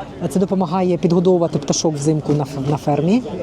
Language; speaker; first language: Ukrainian; native; Ukrainian